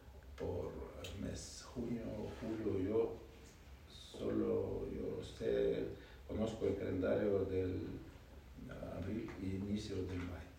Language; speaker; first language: Spanish; non-native, learner; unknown